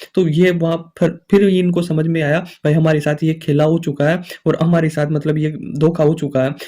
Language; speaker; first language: Hindi; native; Hindi